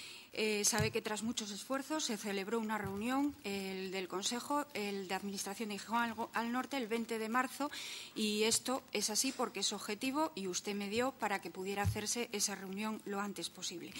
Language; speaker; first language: Spanish; native; Spanish